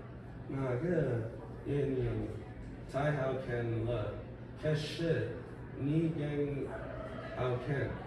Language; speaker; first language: Chinese; non-native, learner; English